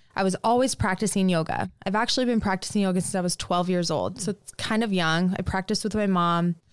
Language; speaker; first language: English; native; English